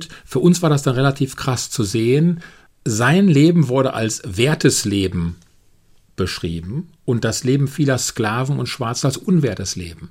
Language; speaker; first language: German; native; German